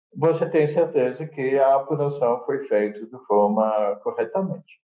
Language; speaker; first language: Portuguese; non-native, fluent; Dutch